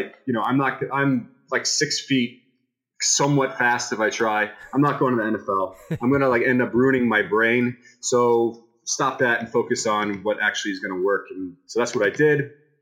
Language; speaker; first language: English; native; English